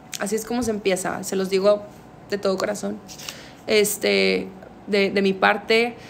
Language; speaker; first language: Spanish; native; Spanish